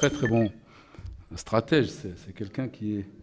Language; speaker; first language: French; non-native, local second language; Arabic